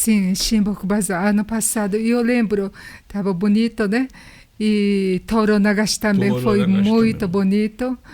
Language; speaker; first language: Portuguese; non-native, learner; Japanese